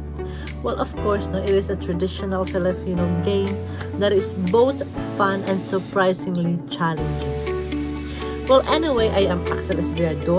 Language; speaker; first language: English; non-native, local second language; Cebuano